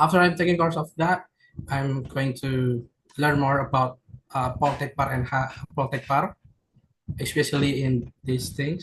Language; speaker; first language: English; non-native, learner; Indonesian